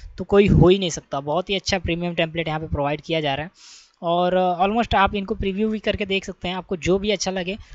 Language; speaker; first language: Hindi; native; Hindi